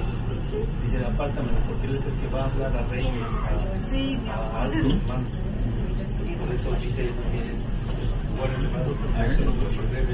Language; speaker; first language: Spanish; native; Spanish